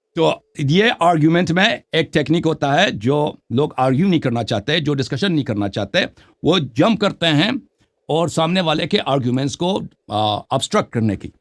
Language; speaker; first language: Urdu; non-native, fluent; Persian